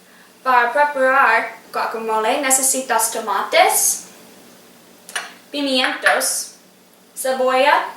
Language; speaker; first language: Spanish; non-native, learner; English